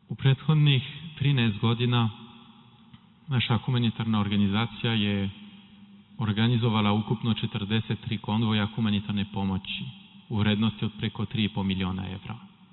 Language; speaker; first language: Serbian; non-native, fluent; French